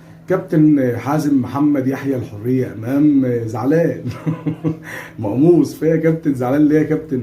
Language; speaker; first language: Arabic; native; Arabic